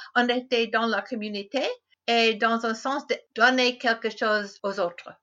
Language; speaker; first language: French; non-native, fluent; English